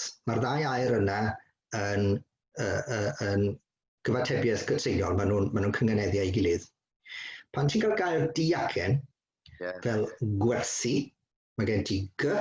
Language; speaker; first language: Welsh; native; Welsh